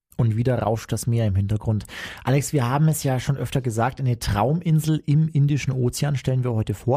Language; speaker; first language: German; native; German